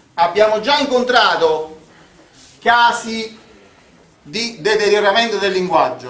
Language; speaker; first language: Italian; native; Italian